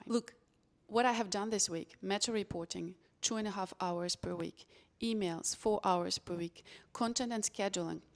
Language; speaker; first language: English; non-native, fluent; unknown